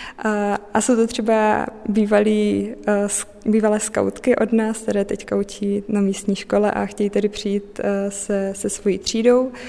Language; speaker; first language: Czech; native; Czech